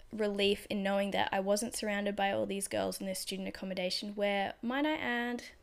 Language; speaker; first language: English; native; English